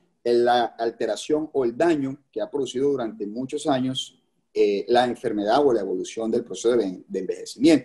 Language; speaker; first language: Spanish; native; Spanish